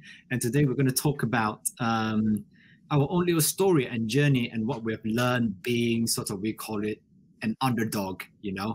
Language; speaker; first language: English; non-native, local second language; Chinese